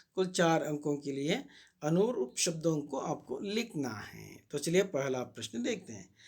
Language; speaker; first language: Hindi; non-native, local second language; Kannada